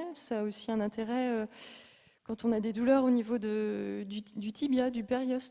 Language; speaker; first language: French; native; French